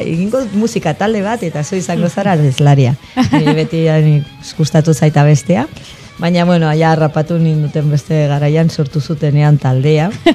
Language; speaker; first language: Basque; non-native, local second language; Spanish